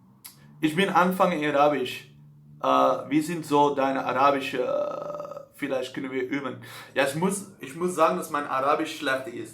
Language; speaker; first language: German; non-native, learner; Dutch